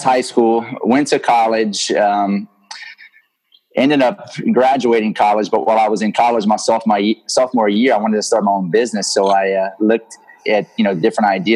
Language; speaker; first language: English; native; English